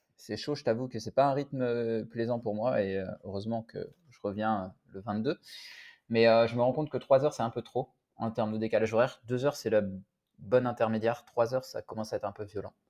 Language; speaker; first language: French; native; French